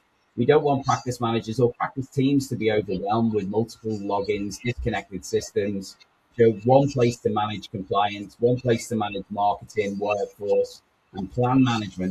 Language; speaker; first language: English; native; English